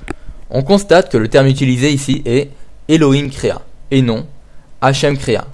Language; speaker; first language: French; native; French